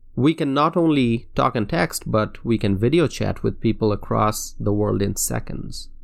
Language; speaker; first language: English; non-native, local second language; Bangla